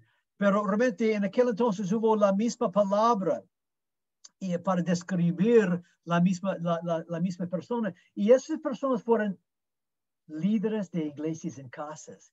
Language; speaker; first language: Spanish; non-native, fluent; English